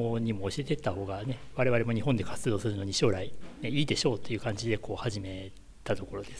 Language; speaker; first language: Japanese; native; Japanese